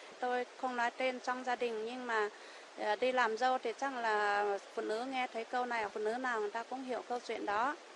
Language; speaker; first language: Vietnamese; non-native, local second language; Iu Mien